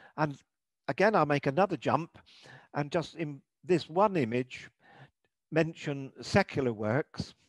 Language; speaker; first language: English; native; English